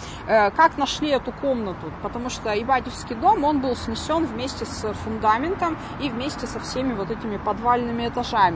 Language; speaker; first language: Russian; native; Russian